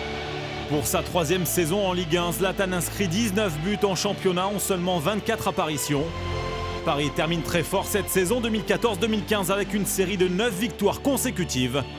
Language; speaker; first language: French; native; French